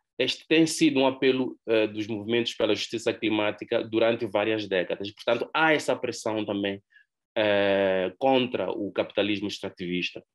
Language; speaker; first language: Portuguese; native; Portuguese